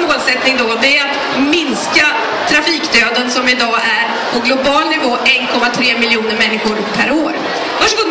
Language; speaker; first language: Swedish; native; Swedish